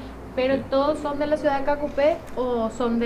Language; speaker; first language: Spanish; native; Spanish